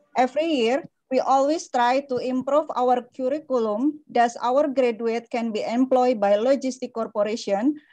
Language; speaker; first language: English; non-native, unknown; Indonesian